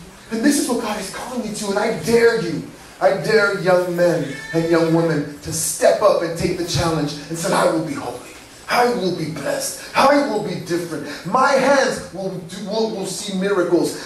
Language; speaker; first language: English; early bilingual, other home language; Spanish